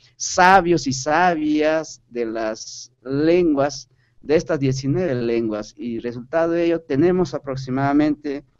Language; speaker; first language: Spanish; non-native, local second language; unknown